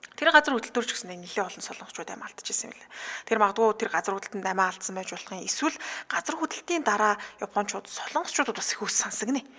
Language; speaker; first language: Mongolian; native; Mongolian